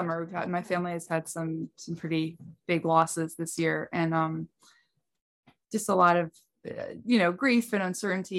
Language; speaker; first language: English; native; English